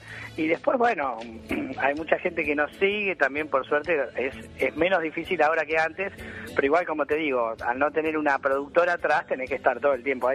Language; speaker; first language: Spanish; native; Spanish